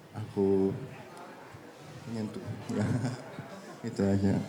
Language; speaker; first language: Indonesian; early bilingual, heritage; Japanese